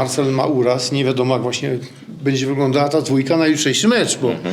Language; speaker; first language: Polish; native; Polish